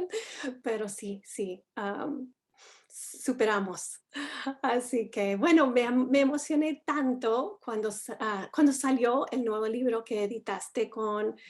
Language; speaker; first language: Spanish; non-native, fluent; English